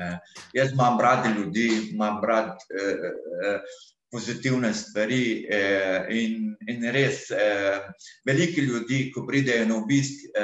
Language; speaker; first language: Slovenian; non-native, fluent; Arabic